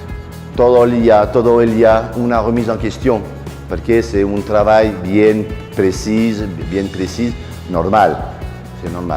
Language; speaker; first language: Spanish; non-native, learner; French